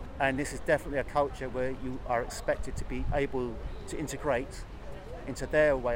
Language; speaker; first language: English; native; English